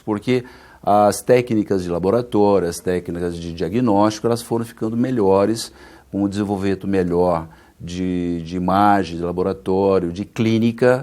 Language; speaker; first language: Portuguese; native; Portuguese